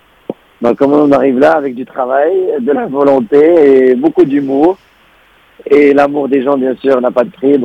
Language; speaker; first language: French; non-native, local second language; Arabic